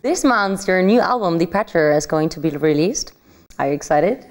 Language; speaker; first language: English; non-native, fluent; German